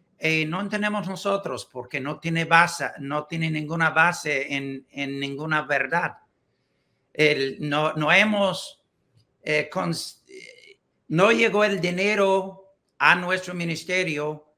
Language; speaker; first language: Spanish; non-native, learner; English